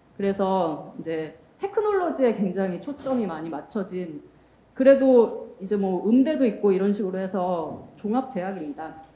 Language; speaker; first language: Korean; native; Korean